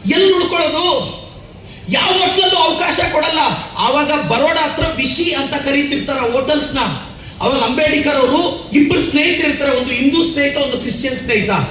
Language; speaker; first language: Kannada; native; Kannada